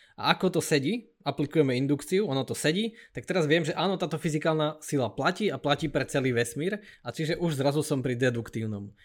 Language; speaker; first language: Slovak; native; Slovak